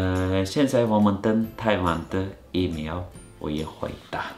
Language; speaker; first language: Chinese; non-native, fluent; Turkish